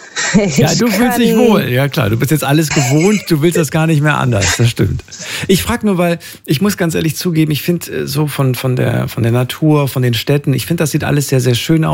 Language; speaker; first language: German; native; German